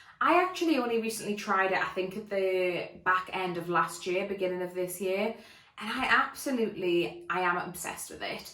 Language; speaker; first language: English; native; English